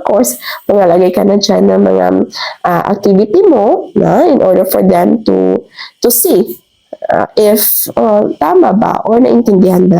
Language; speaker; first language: Filipino; native; Filipino